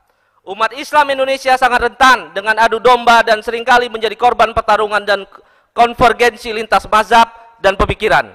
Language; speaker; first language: Indonesian; native; Indonesian